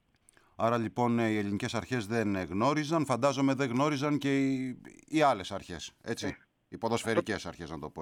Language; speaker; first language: Greek; native; Greek